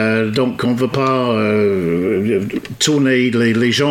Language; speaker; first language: French; non-native, fluent; English